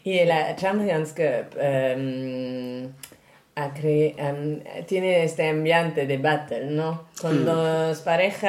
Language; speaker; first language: Spanish; non-native, learner; French